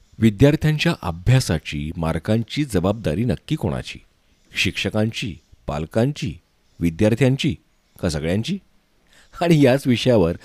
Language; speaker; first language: Marathi; native; Marathi